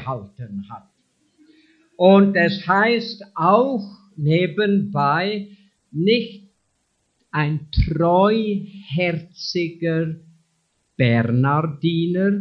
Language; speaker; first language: German; non-native, fluent; English